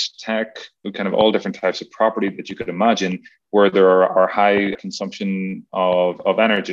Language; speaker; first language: English; native; English